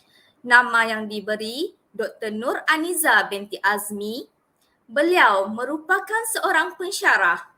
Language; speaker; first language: Malay; native; Malay